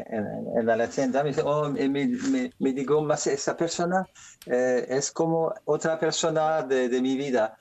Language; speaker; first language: Spanish; non-native, learner; French